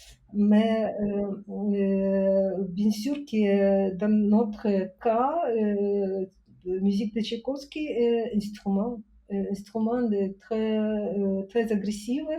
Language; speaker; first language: French; non-native, fluent; Ukrainian